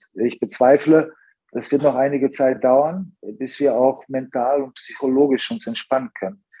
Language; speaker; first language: German; early bilingual, other home language; Serbian